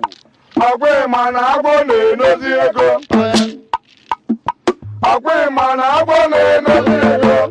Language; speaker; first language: Igbo; native; Igbo